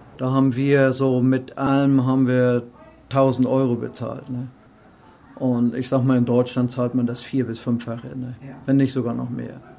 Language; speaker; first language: German; native; German